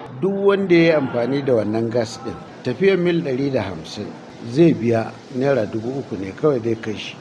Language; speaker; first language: Hausa; native; Hausa